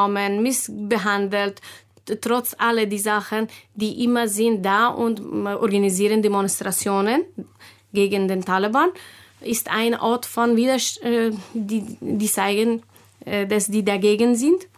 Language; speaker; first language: German; non-native, learner; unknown